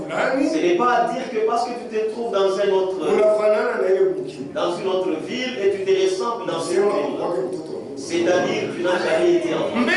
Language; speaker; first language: French; non-native, local second language; Swahili